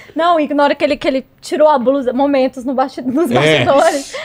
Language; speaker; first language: Portuguese; native; Portuguese